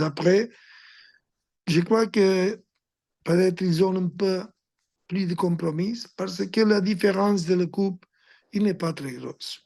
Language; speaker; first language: French; non-native, fluent; Spanish